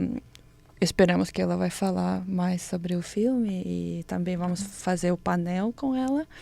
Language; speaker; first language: Portuguese; non-native, learner; Ukrainian